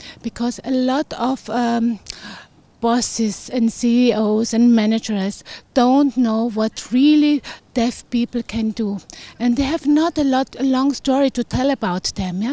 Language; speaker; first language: English; non-native, fluent; German